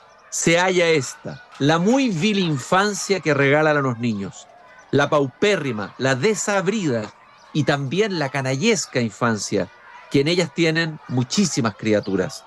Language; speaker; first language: Spanish; native; Spanish